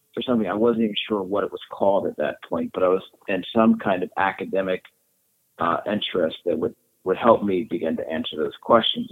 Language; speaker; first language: English; native; English